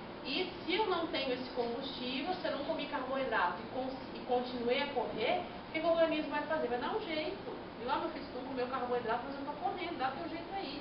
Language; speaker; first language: Portuguese; native; Portuguese